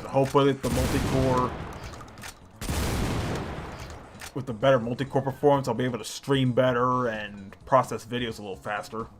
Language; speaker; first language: English; native; English